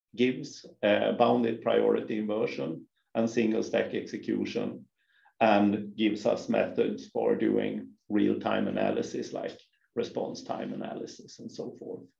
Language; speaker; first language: English; non-native, fluent; Swedish